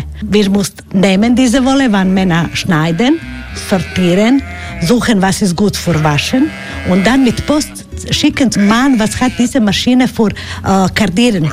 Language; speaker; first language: German; non-native, learner; Croatian